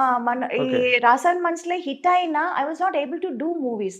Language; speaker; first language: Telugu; non-native, local second language; Tamil